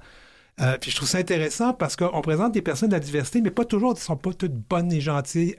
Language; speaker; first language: French; native; French